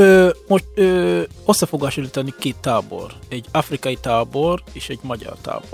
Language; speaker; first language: Hungarian; non-native, fluent; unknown